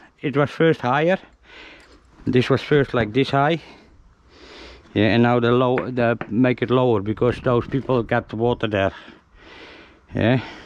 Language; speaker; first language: English; non-native, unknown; Dutch